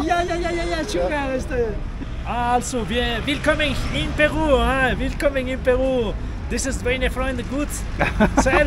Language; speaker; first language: German; non-native, learner; Spanish